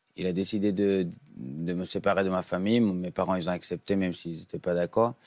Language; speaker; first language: French; non-native, fluent; Persian